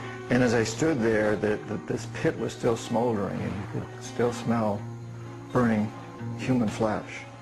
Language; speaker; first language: English; native; English